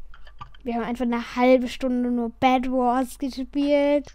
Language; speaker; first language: German; native; German